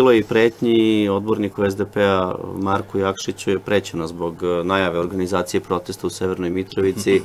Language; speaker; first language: Serbian; native; Serbian